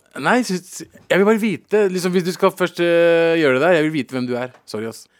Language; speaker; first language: Norwegian; early bilingual, other home language; Kurdish